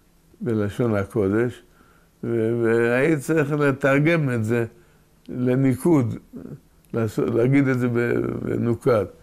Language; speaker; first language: Hebrew; early bilingual, other home language; Yiddish